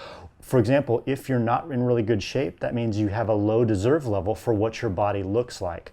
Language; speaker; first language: English; native; English